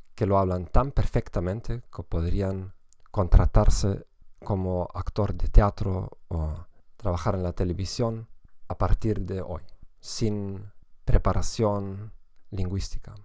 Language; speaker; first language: Spanish; non-native, fluent; German